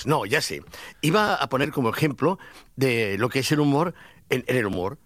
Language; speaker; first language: Spanish; native; Spanish